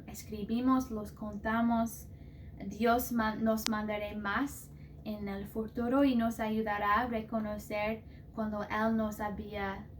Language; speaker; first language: Spanish; non-native, fluent; English